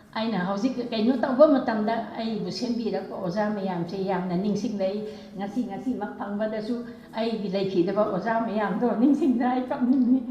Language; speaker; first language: Manipuri; non-native, local second language; Rongmei Naga